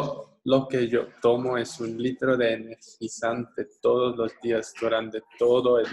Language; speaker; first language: Spanish; non-native, learner; English